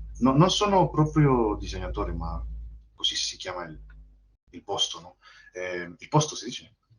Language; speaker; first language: Italian; non-native, learner; Spanish